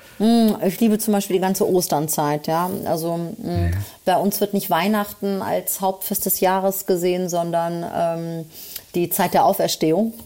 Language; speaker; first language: German; early bilingual, other home language; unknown